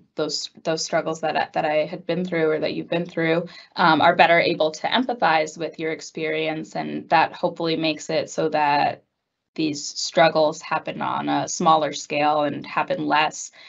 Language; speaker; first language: English; native; English